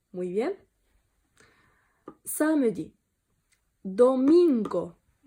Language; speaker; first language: Spanish; non-native, learner; Arabic